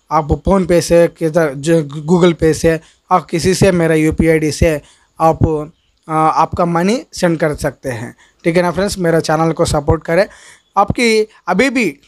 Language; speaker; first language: Hindi; non-native, local second language; Telugu